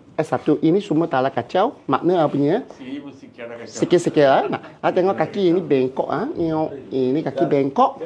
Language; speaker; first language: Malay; non-native, local second language; Cantonese